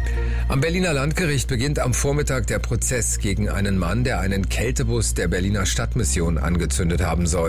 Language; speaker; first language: German; native; German